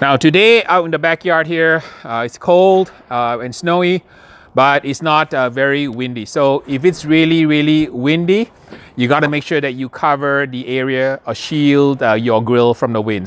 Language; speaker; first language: English; native; English